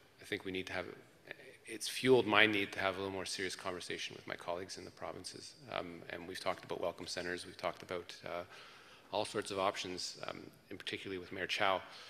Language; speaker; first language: English; early bilingual, other home language; French